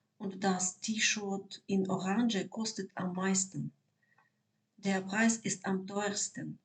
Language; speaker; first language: German; non-native, fluent; Ukrainian